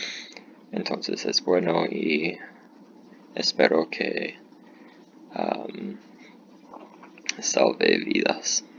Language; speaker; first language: Spanish; non-native, learner; English